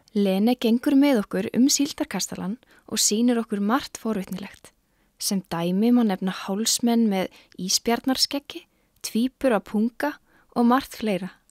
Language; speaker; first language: Icelandic; native; Icelandic